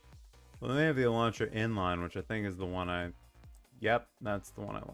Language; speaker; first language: English; native; English